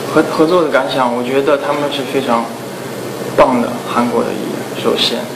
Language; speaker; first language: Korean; non-native, learner; Chinese